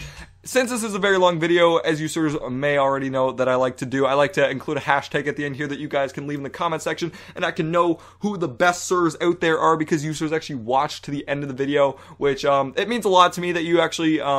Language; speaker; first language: English; native; English